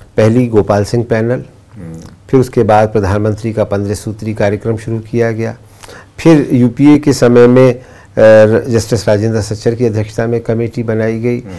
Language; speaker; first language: Hindi; native; Hindi